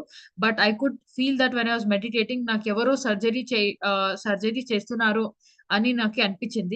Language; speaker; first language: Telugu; early bilingual, heritage; Telugu